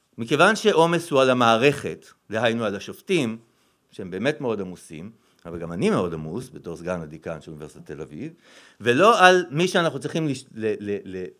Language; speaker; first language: Hebrew; native; Hebrew